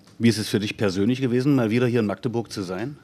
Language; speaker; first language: German; native; German